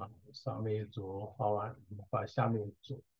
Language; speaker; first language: Chinese; native; Chinese